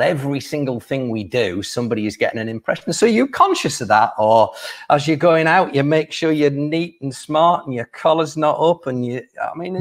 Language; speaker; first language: English; native; English